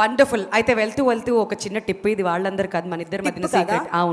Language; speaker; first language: Telugu; native; Telugu